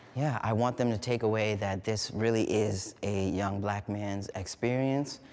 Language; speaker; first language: English; native; English